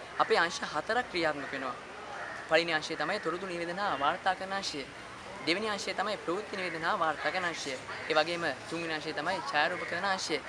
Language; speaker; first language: Sinhala; native; Sinhala